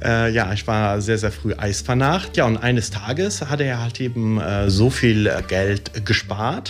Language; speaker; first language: German; early bilingual, other home language; Italian